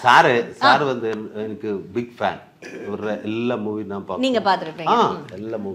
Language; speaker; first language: Tamil; non-native, learner; Malayalam